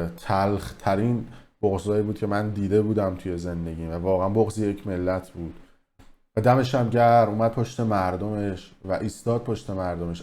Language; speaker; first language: Persian; native; Persian